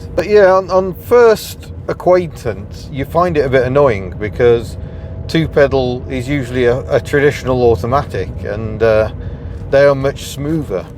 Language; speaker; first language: English; native; English